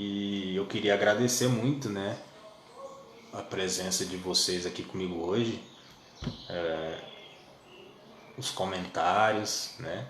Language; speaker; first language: Portuguese; native; Portuguese